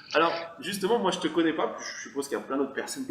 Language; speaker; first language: French; native; French